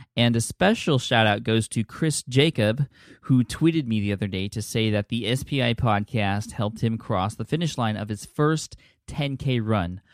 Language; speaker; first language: English; early bilingual, other home language; Filipino